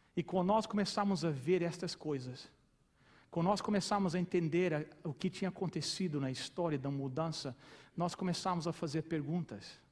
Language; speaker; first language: Portuguese; non-native, fluent; English